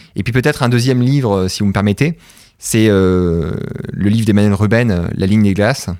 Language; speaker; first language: French; native; French